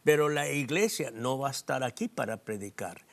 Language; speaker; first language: Spanish; non-native, fluent; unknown